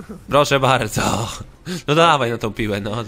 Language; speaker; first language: Polish; native; Polish